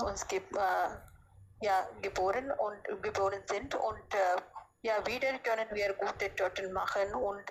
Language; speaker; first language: German; non-native, learner; Hindi